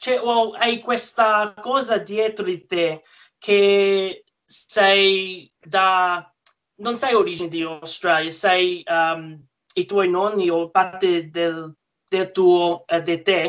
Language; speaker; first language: Italian; early bilingual, heritage; English